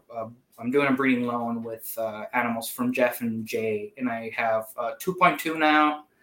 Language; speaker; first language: English; non-native, fluent; Spanish